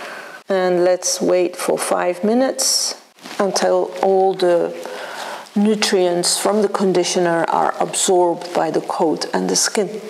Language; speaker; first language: English; non-native, fluent; Dutch